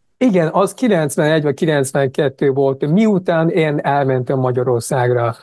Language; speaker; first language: Hungarian; non-native, fluent; Japanese